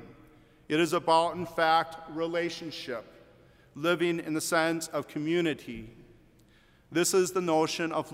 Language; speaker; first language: English; native; English